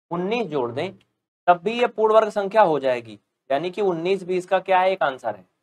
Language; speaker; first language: Hindi; native; Hindi